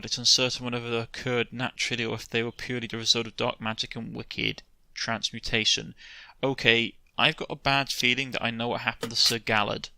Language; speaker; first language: English; native; English